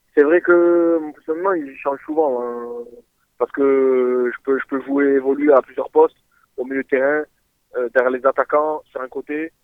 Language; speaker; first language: French; native; French